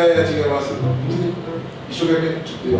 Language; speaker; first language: Japanese; non-native, learner; French